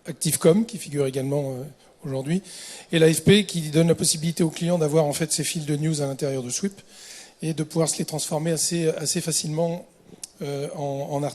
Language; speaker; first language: French; native; French